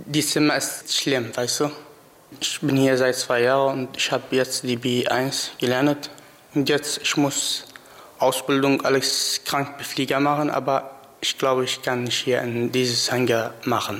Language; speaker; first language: German; non-native, learner; Arabic